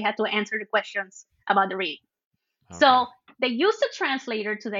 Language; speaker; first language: English; early bilingual, other home language; Spanish